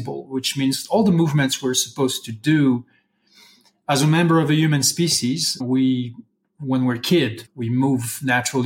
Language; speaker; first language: English; non-native, fluent; French